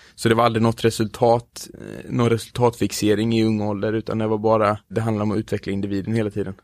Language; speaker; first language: Swedish; native; Swedish